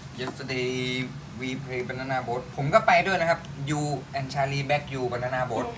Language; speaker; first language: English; non-native, learner; Thai